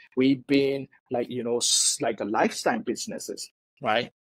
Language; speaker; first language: English; non-native, fluent; Burmese